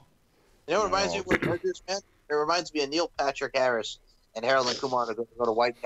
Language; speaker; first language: English; native; English